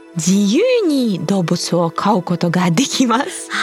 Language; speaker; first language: Japanese; non-native, fluent; Russian